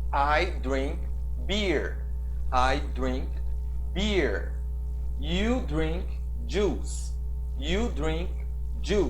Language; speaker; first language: English; non-native, fluent; Portuguese